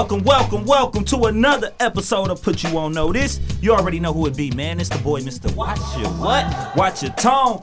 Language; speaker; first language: English; native; English